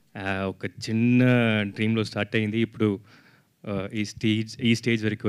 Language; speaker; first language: Telugu; non-native, learner; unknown